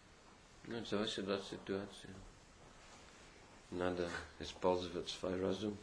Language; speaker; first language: Russian; non-native, fluent; English